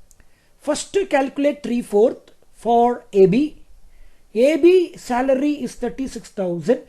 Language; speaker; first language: English; non-native, local second language; Kannada